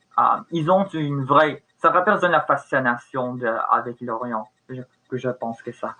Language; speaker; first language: French; non-native, learner; English